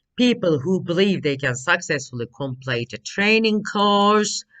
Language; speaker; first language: English; non-native, fluent; Turkish